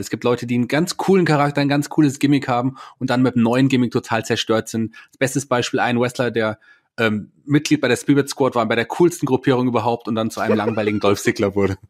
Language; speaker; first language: German; native; German